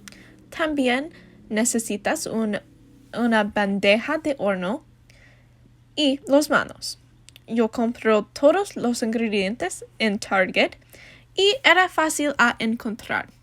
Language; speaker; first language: Spanish; non-native, learner; English